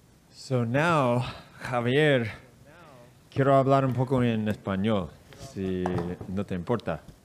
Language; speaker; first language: Spanish; non-native, learner; English